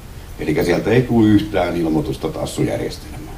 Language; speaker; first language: Finnish; native; Finnish